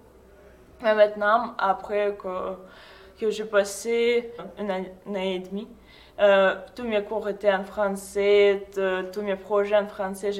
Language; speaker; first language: French; non-native, fluent; Russian